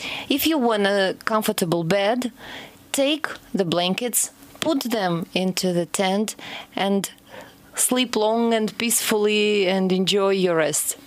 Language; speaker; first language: English; non-native, fluent; Russian